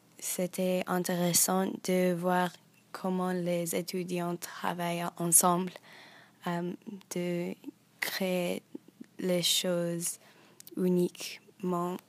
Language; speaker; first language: French; non-native, learner; English